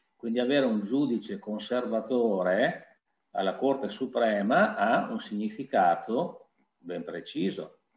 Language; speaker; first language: Italian; native; Italian